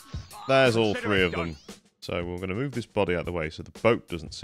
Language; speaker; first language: English; native; English